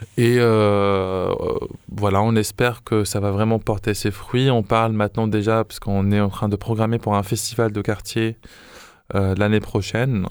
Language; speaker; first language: French; non-native, local second language; Arabic